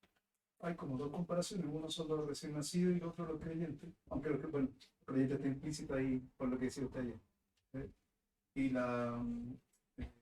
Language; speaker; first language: Spanish; native; Spanish